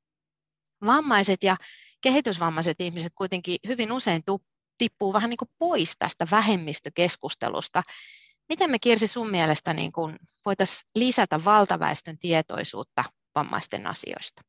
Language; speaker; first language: Finnish; native; Finnish